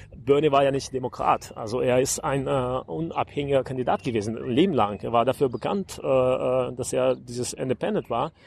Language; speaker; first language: German; non-native, fluent; Russian